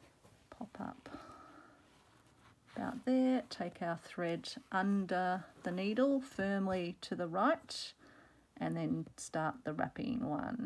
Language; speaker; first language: English; native; English